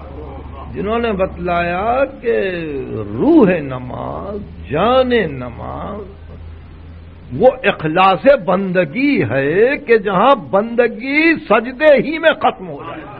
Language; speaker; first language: Urdu; native; Urdu